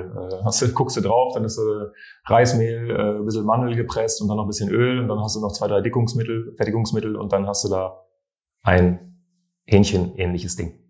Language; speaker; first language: German; non-native, fluent; French